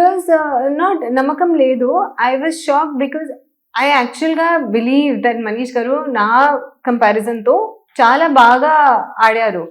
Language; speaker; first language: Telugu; non-native, learner; Hindi